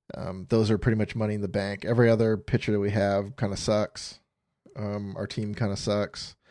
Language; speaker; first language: English; native; English